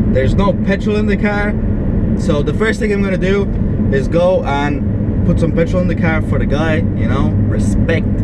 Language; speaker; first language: English; native; English